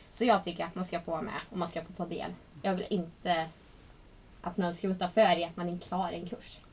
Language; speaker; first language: Swedish; native; Swedish